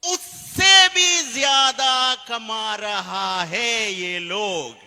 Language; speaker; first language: Hindi; non-native, learner; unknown